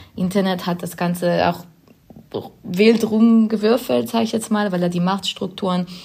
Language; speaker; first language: German; non-native, fluent; Spanish